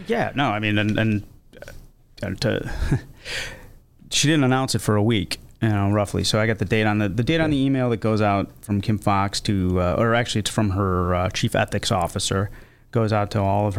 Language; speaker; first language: English; native; English